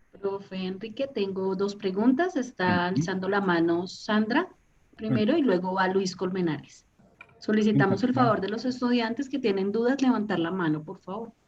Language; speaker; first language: Spanish; native; Spanish